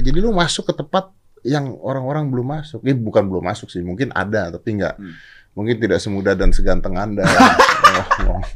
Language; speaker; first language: Indonesian; native; Indonesian